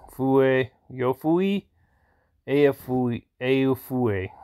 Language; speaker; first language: Spanish; non-native, learner; English